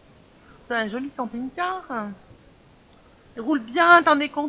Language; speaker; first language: French; native; French